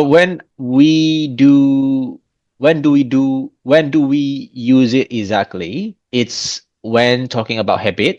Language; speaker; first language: English; non-native, fluent; Indonesian